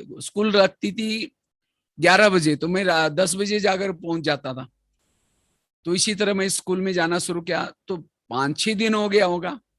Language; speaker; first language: Hindi; non-native, local second language; Marathi